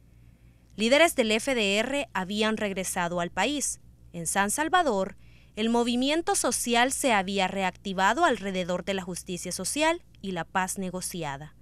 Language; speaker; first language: Spanish; native; Spanish